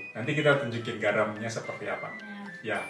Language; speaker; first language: Indonesian; native; Indonesian